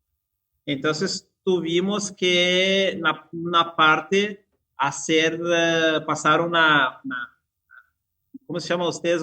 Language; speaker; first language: Spanish; non-native, fluent; Portuguese